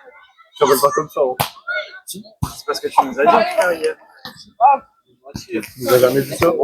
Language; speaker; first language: French; native; French